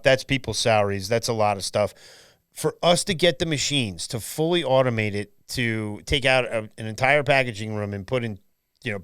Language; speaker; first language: English; native; English